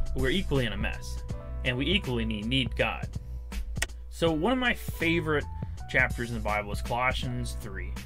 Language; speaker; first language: English; native; English